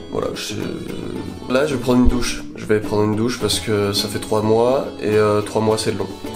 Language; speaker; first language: French; native; French